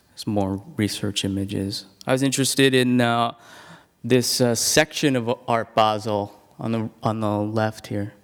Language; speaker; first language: English; non-native, local second language; Cantonese